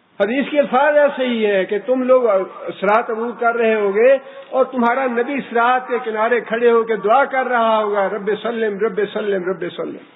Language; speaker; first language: Urdu; non-native, local second language; Punjabi